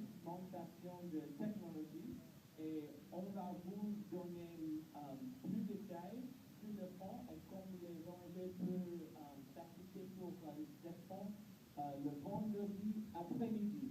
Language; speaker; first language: French; non-native, learner; English